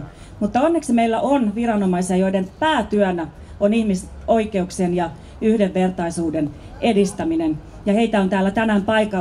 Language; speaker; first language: Finnish; native; Finnish